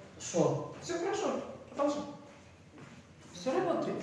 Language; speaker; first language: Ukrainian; non-native, learner; Russian